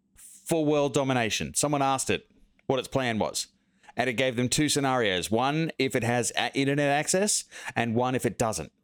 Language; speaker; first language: English; native; English